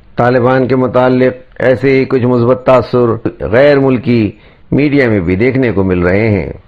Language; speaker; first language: Urdu; native; Urdu